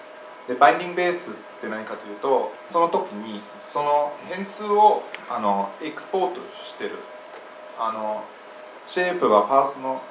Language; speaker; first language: Japanese; non-native, fluent; English